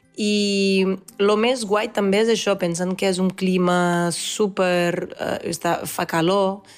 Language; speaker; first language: Catalan; non-native, fluent; Portuguese